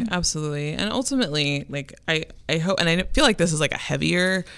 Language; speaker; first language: English; native; English